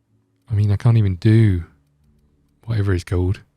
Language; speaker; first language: English; native; English